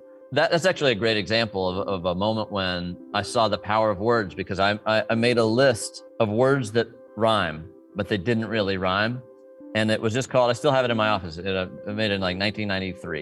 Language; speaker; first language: English; native; English